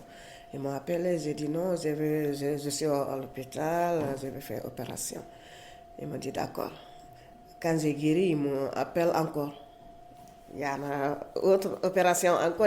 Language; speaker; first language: French; non-native, learner; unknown